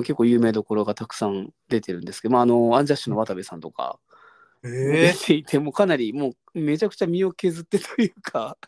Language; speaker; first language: Japanese; native; Japanese